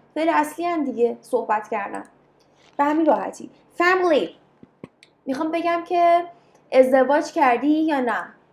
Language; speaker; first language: Persian; native; Persian